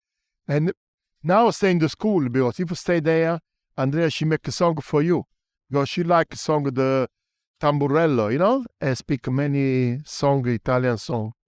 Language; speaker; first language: English; non-native, learner; Italian